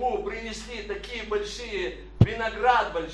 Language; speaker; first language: Polish; non-native, learner; Russian